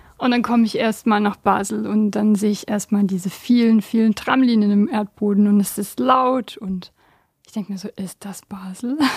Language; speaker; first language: German; early bilingual, other home language; Bosnian